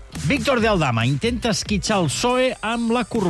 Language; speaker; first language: Catalan; native; Catalan